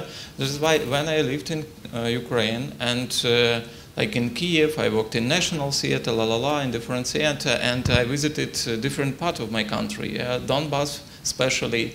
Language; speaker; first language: English; non-native, learner; Ukrainian